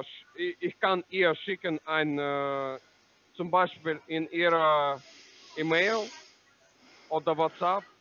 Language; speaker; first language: German; non-native, learner; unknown